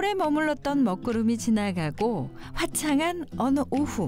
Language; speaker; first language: Korean; native; Korean